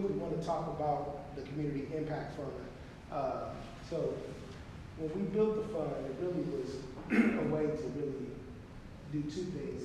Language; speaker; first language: English; native; English